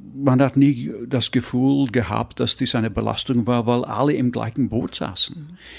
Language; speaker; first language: German; non-native, fluent; English